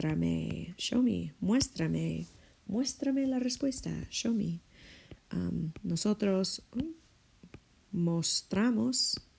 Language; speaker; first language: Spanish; non-native, fluent; English